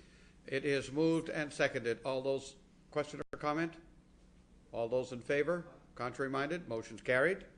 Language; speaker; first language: English; native; English